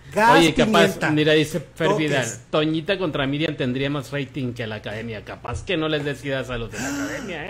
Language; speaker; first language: Spanish; native; Spanish